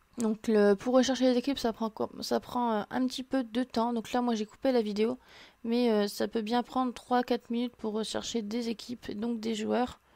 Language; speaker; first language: French; native; French